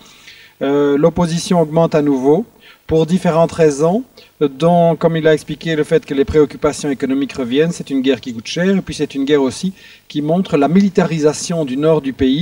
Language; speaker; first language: French; native; French